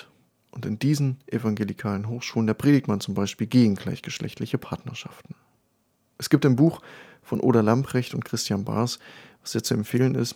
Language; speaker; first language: German; native; German